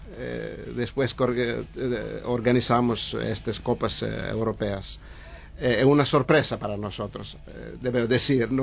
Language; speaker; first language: Spanish; non-native, learner; Greek